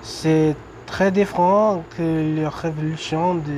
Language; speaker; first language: French; non-native, learner; English